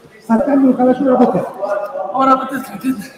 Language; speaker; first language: Russian; non-native, local second language; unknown